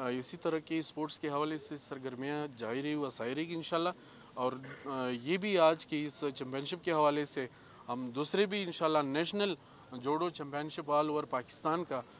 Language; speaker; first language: Urdu; non-native, local second language; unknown